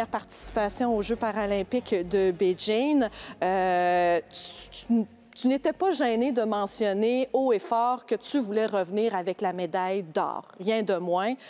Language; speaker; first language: French; native; French